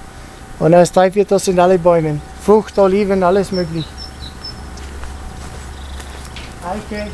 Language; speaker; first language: German; non-native, fluent; Italian